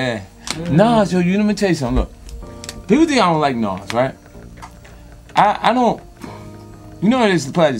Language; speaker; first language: English; native; English